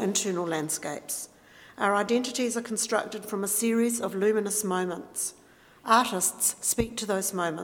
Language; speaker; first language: English; native; English